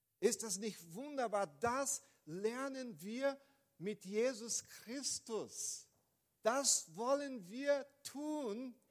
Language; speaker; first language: German; non-native, fluent; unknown